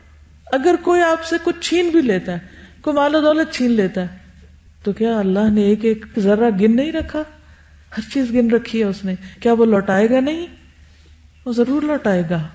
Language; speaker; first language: Urdu; native; Urdu